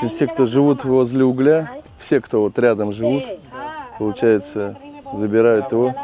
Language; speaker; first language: Russian; native; Russian